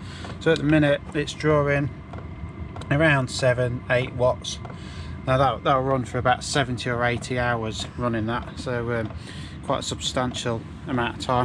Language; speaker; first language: English; native; English